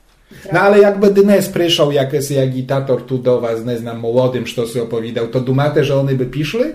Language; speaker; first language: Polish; non-native, local second language; Rusyn